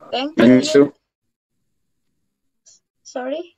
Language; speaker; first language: English; non-native, learner; Indonesian